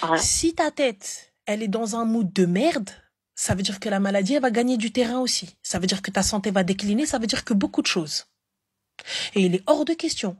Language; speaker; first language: French; early bilingual, other home language; Arabic